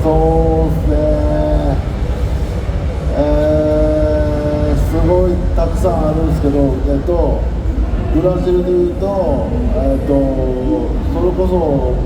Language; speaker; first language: Japanese; native; Japanese